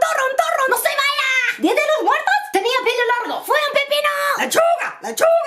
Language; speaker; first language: Spanish; non-native, fluent; English